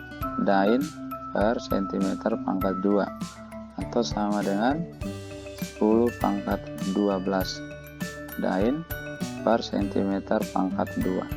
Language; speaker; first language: Indonesian; native; Indonesian